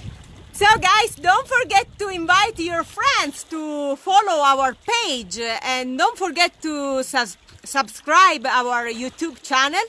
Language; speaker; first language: English; non-native, learner; Italian